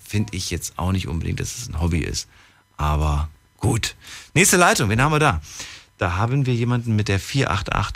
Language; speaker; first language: German; native; German